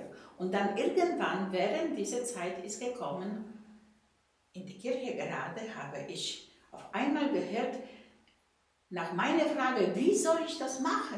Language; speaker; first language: German; non-native, fluent; Polish